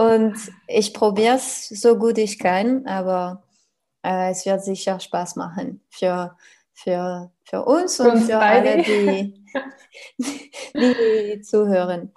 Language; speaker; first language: German; non-native, learner; French